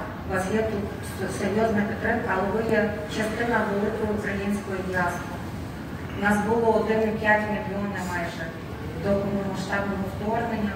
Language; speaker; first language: Ukrainian; native; Ukrainian